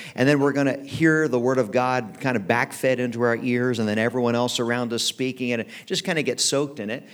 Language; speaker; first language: English; native; English